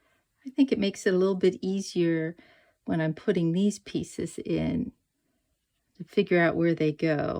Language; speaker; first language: English; native; English